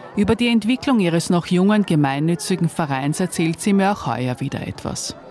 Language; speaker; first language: German; native; German